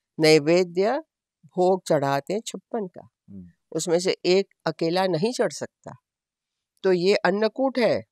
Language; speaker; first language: Hindi; non-native, local second language; Gujarati